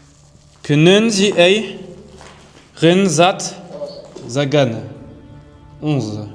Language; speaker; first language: German; non-native, learner; French